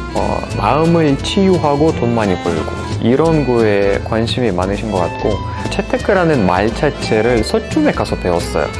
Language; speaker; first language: Korean; non-native, fluent; Russian